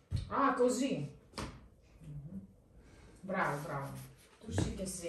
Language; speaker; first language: Italian; non-native, fluent; Lithuanian